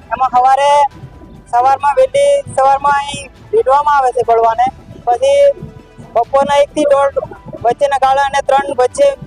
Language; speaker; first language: Gujarati; non-native, local second language; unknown